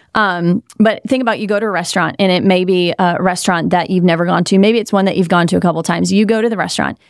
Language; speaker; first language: English; native; English